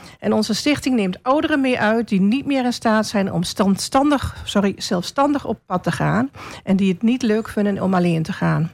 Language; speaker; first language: Dutch; native; Dutch